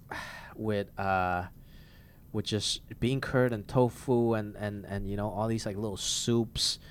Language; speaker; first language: English; non-native, local second language; Cantonese